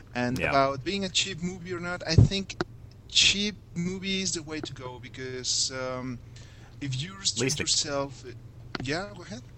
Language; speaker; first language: English; non-native, fluent; Spanish